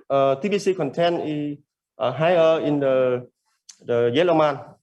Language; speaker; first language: English; non-native, learner; Vietnamese